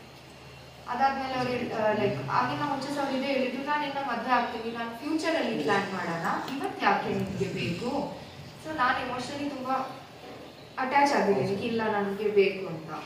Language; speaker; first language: Kannada; non-native, local second language; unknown